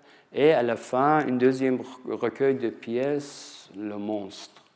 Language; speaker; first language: French; non-native, fluent; Persian